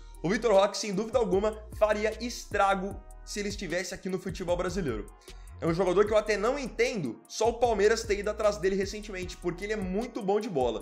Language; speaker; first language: Portuguese; native; Portuguese